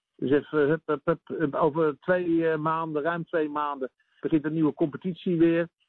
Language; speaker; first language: Dutch; native; Dutch